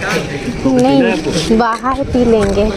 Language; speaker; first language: Hindi; non-native, local second language; Bangla